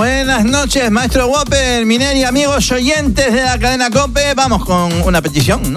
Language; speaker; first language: Spanish; native; Spanish